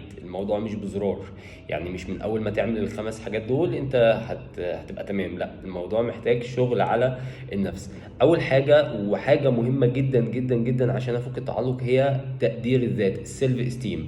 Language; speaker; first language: Arabic; native; Arabic